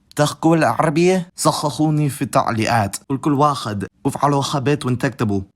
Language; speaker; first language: Arabic; non-native, learner; English